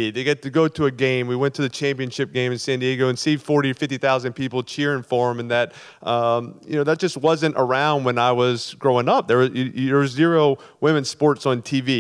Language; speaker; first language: English; native; English